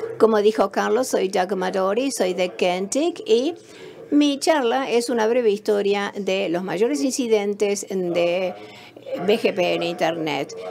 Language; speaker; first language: Spanish; non-native, learner; English